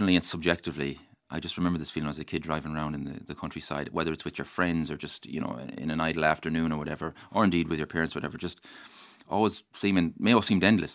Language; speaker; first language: English; native; English